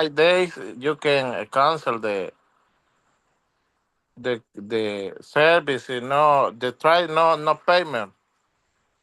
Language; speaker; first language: English; non-native, learner; Spanish